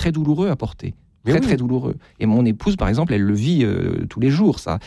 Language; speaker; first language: French; native; French